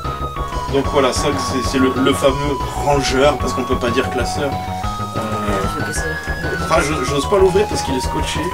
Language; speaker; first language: French; native; French